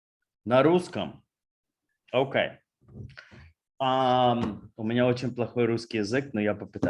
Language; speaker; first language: Russian; early bilingual, heritage; Russian